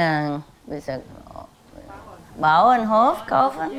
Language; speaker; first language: German; non-native, learner; Vietnamese